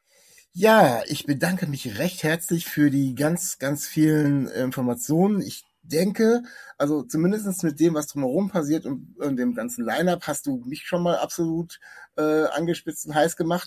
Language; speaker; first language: German; native; German